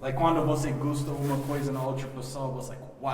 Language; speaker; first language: Portuguese; non-native, learner; English